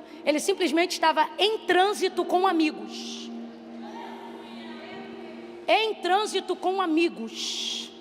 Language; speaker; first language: Portuguese; native; Portuguese